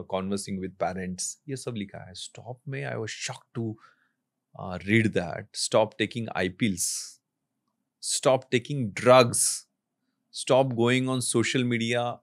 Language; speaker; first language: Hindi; non-native, local second language; Marathi